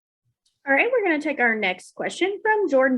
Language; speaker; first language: English; native; English